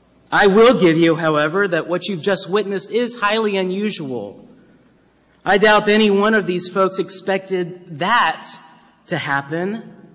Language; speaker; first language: English; native; English